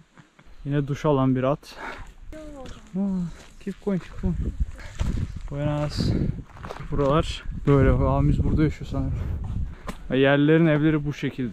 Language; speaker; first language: Turkish; native; Turkish